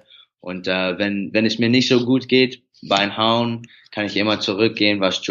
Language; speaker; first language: German; early bilingual, heritage; English